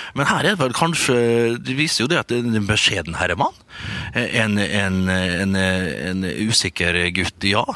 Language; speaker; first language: Norwegian; native; Norwegian